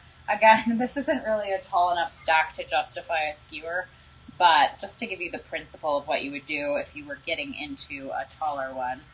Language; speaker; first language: English; native; English